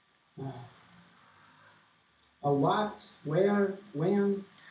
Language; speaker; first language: English; non-native, learner; Portuguese